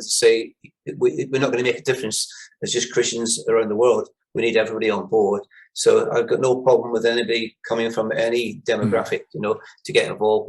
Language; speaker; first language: English; native; English